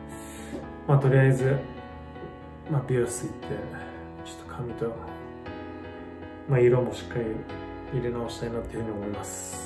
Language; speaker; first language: Japanese; native; Japanese